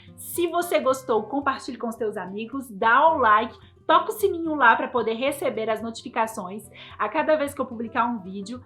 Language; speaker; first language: Portuguese; native; Portuguese